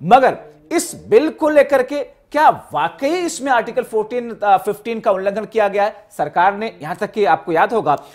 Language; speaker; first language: Hindi; native; Hindi